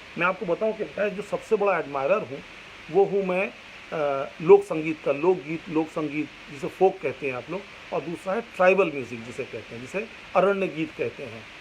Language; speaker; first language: Hindi; non-native, local second language; Bangla